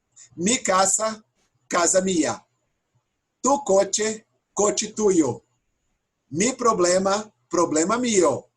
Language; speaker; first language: Spanish; non-native, fluent; Portuguese